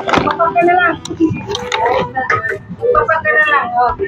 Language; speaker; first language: Filipino; native; Filipino